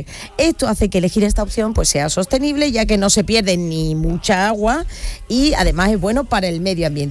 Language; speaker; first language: Spanish; native; Spanish